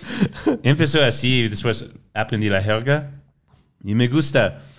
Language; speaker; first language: Spanish; non-native, fluent; French